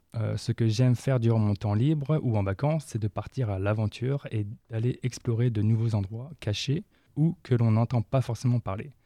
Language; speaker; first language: French; native; French